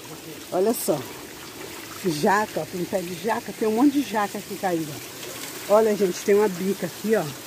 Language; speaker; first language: Portuguese; native; Portuguese